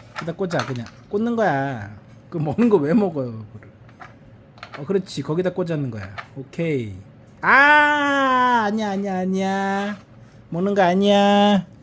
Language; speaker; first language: Korean; native; Korean